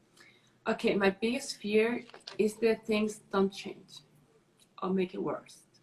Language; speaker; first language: English; non-native, learner; Spanish